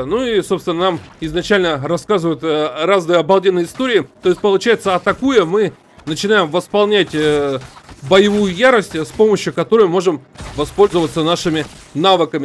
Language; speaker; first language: Russian; native; Russian